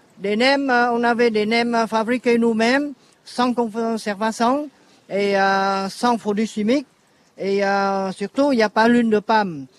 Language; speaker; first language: French; non-native, learner; Vietnamese